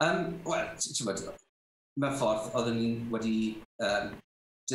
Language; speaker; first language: Welsh; native; Welsh